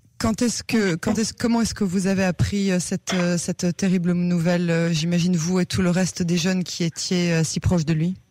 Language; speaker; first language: French; native; French